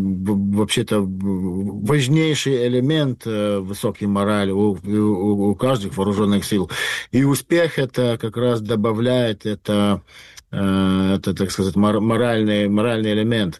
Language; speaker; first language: Russian; non-native, fluent; Lithuanian